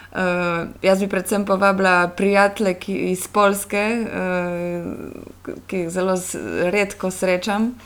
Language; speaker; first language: Slovenian; non-native, fluent; Polish